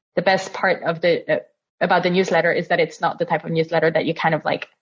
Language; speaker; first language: English; non-native, fluent; Italian